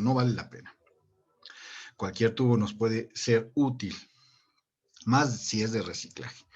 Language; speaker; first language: Spanish; native; Spanish